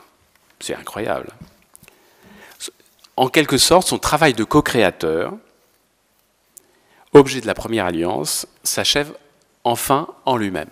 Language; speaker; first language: French; native; French